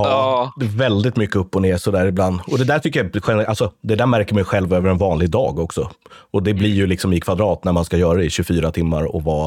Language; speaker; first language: Swedish; native; Swedish